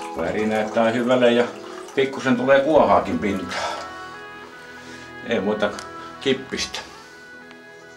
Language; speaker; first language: Finnish; native; Finnish